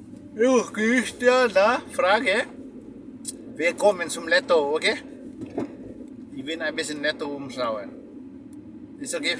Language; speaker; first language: German; non-native, learner; Vietnamese